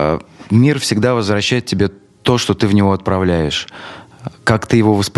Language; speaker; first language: Russian; native; Russian